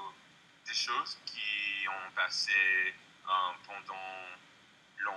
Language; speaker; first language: French; non-native, learner; English